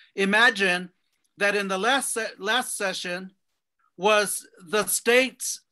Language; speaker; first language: English; native; English